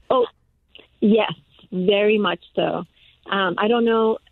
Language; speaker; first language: English; early bilingual, other home language; Persian